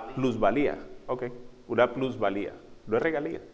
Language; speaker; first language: Spanish; non-native, fluent; English